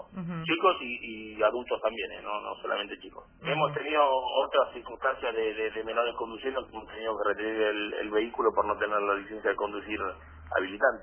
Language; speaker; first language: Spanish; native; Spanish